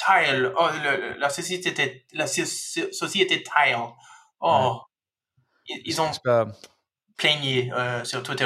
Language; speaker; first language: French; non-native, fluent; English